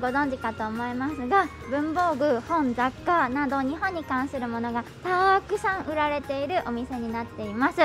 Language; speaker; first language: Japanese; native; Japanese